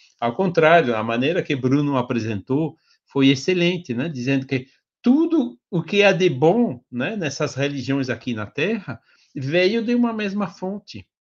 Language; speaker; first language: Portuguese; non-native, fluent; French